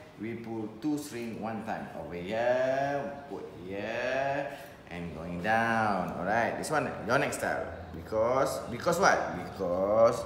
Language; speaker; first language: English; non-native, local second language; Malay